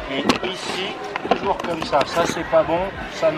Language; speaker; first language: French; native; French